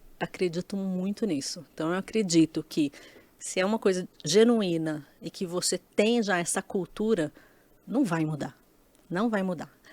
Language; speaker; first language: Portuguese; native; Portuguese